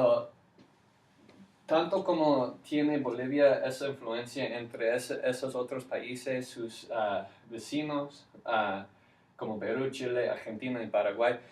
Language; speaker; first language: Spanish; non-native, fluent; English